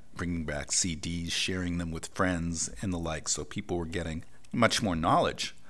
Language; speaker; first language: English; native; English